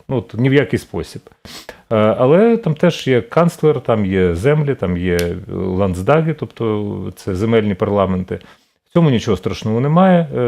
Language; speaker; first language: Ukrainian; native; Ukrainian